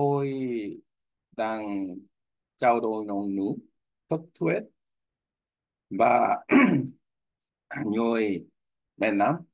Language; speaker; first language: Vietnamese; non-native, learner; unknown